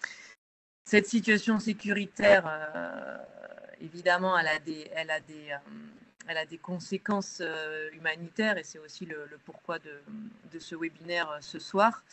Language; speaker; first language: French; native; French